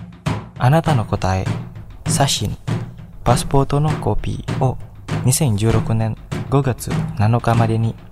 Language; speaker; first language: Japanese; non-native, fluent; Indonesian